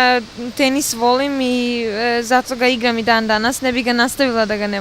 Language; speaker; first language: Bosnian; early bilingual, other home language; Serbian